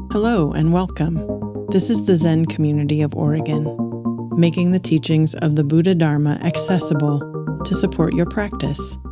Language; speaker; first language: English; native; English